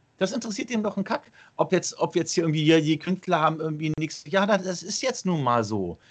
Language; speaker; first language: German; early bilingual, other home language; Arabic